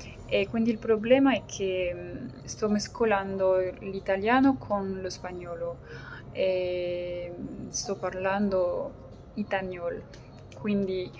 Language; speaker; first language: Italian; non-native, learner; French